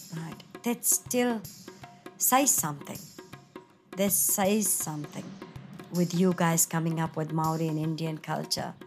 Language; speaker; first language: English; non-native, fluent; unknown